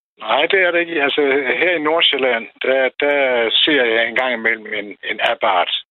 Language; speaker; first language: Danish; non-native, fluent; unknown